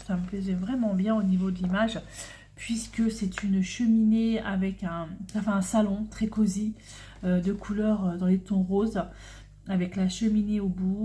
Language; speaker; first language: French; native; French